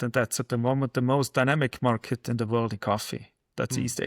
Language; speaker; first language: English; non-native, fluent; German